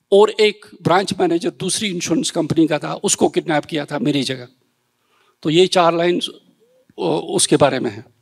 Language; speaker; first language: Hindi; native; Hindi